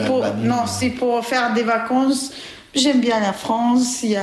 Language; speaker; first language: French; non-native, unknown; Albanian